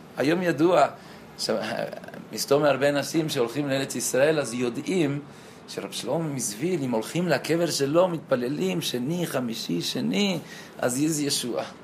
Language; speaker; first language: Hebrew; non-native, fluent; Spanish